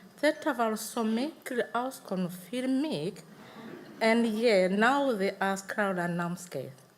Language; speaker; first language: Icelandic; non-native, learner; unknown